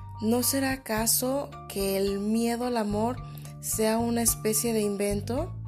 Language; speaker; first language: Spanish; native; Spanish